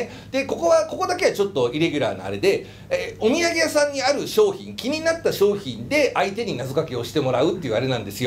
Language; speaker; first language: Japanese; native; Japanese